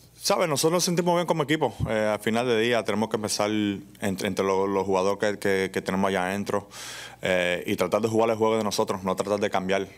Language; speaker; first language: Spanish; early bilingual, heritage; Spanish